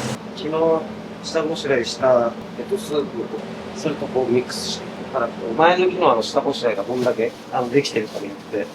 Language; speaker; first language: Japanese; native; Japanese